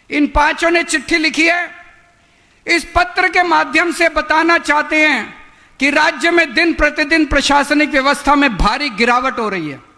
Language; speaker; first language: Hindi; native; Hindi